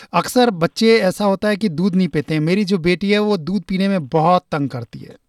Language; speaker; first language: Hindi; native; Hindi